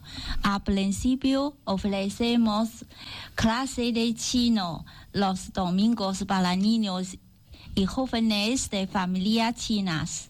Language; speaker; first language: Spanish; non-native, learner; Chinese